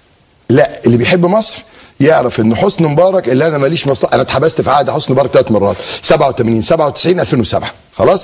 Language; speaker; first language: Arabic; native; Arabic